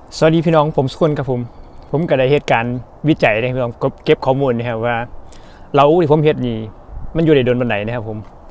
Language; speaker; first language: Thai; non-native, local second language; Lao